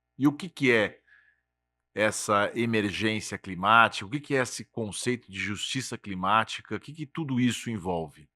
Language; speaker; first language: Portuguese; native; Portuguese